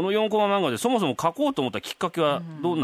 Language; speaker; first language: Japanese; native; Japanese